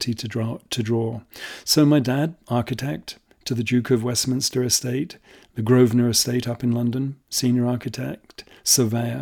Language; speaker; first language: English; native; English